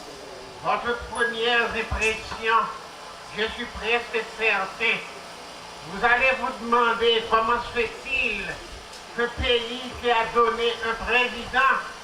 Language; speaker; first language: French; non-native, local second language; Haitian Creole